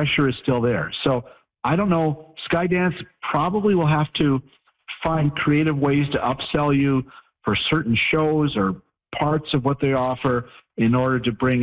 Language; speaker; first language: English; native; English